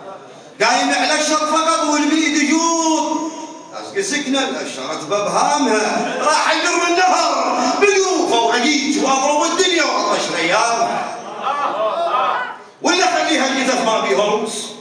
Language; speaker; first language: Arabic; native; Arabic